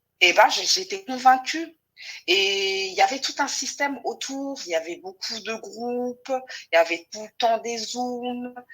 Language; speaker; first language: French; non-native, local second language; Wolof